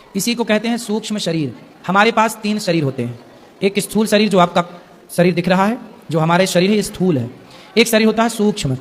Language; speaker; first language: Hindi; native; Hindi